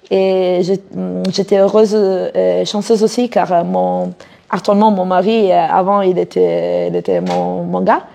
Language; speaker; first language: French; non-native, fluent; Italian